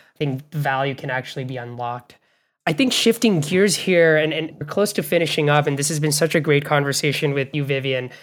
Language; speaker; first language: English; non-native, local second language; Bangla